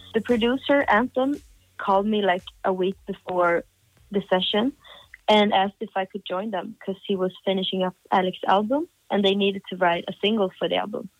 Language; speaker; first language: English; non-native, fluent; Swedish